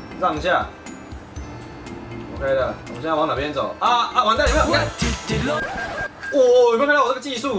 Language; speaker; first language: Chinese; native; Chinese